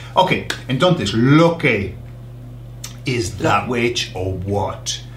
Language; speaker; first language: English; native; English